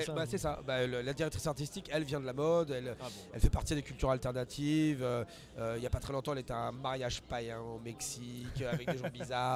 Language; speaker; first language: French; native; French